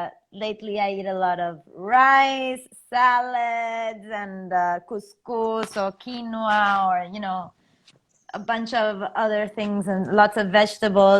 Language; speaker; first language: English; non-native, fluent; Spanish